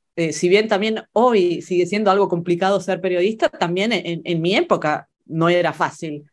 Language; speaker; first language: Spanish; early bilingual, other home language; Italian